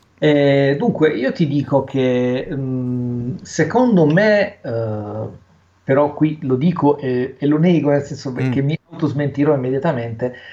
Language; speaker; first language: Italian; native; Italian